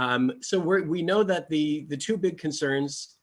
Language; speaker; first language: English; native; English